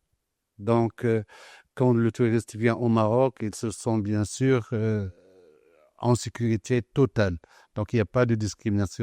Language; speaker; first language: French; non-native, local second language; Arabic